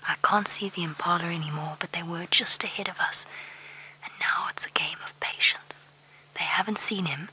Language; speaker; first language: English; native; English